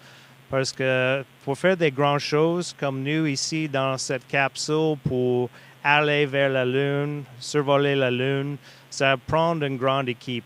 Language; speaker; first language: French; non-native, learner; English